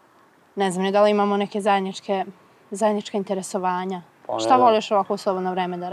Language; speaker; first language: Serbian; native; Serbian